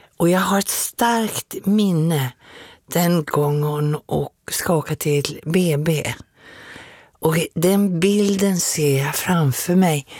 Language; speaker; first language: Swedish; native; Swedish